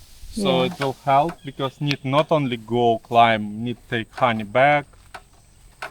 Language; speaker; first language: English; non-native, learner; Russian